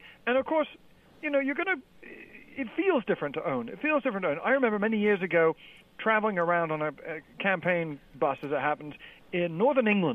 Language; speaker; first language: English; native; English